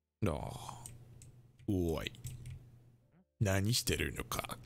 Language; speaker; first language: Japanese; non-native, learner; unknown